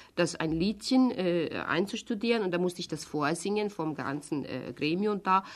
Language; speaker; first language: German; non-native, fluent; Hungarian